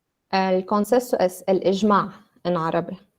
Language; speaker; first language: Spanish; non-native, learner; Arabic